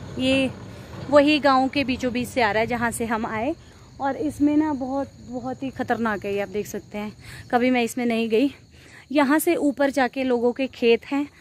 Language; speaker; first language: Hindi; non-native, local second language; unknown